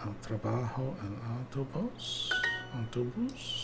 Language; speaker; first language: Spanish; non-native, learner; English